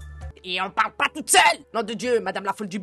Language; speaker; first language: French; native; French